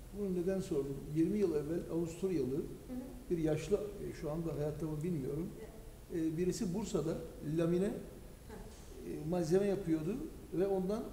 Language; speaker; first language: Turkish; native; Turkish